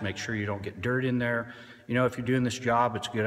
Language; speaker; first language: English; native; English